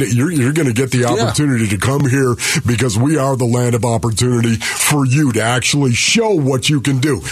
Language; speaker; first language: English; native; English